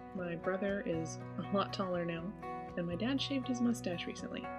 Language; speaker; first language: English; native; English